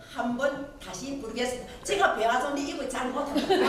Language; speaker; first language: Korean; early bilingual, heritage; Korean